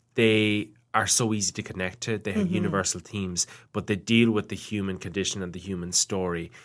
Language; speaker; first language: English; native; English